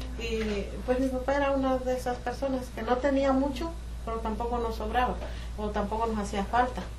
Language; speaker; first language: Spanish; native; Spanish